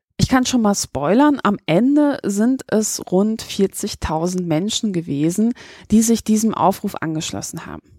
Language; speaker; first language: German; early bilingual, other home language; Polish